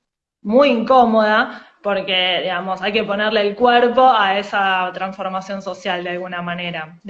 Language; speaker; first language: Spanish; native; Spanish